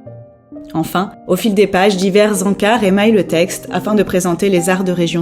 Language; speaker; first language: French; native; French